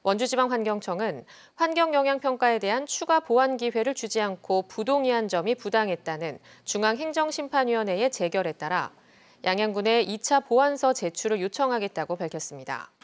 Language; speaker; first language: Korean; native; Korean